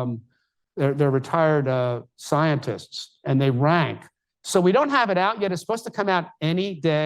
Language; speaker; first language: English; native; English